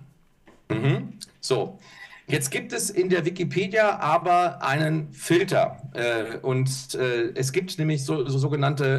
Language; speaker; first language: German; native; German